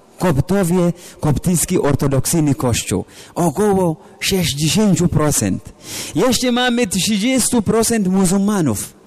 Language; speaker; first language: Polish; non-native, learner; Amharic